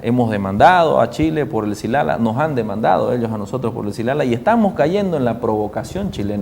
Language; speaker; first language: Spanish; native; Spanish